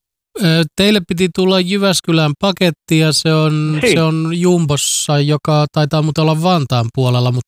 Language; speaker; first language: Finnish; native; Finnish